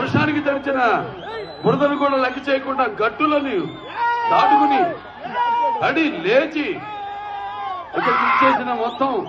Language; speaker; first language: Telugu; native; Telugu